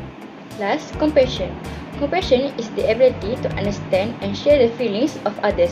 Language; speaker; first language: English; non-native, local second language; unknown